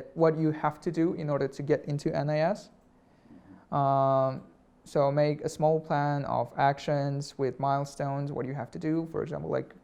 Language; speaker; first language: English; non-native, fluent; Russian